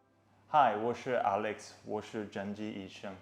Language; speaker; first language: Chinese; non-native, fluent; English